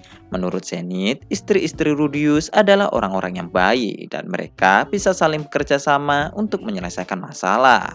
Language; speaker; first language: Indonesian; native; Indonesian